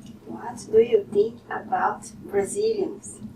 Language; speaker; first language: English; non-native, learner; Portuguese